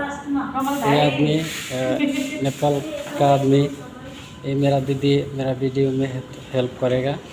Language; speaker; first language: Hindi; non-native, learner; Bangla